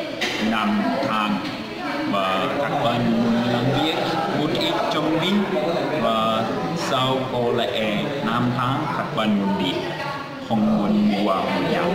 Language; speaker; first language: Vietnamese; non-native, learner; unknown